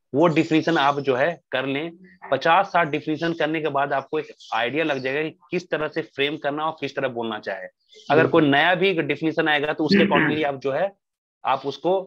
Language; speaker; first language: Hindi; native; Hindi